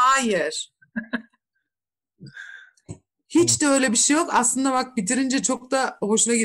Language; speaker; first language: Turkish; native; Turkish